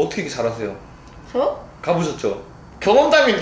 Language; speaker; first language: Korean; native; Korean